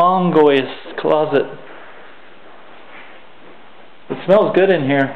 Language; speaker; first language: English; native; English